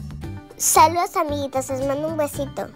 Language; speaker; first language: Spanish; native; Spanish